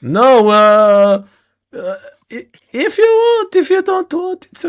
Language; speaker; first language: English; non-native, learner; Arabic